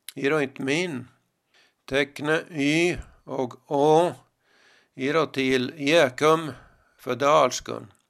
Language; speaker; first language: Swedish; native; Swedish